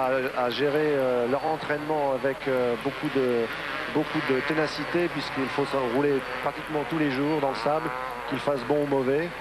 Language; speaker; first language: French; native; French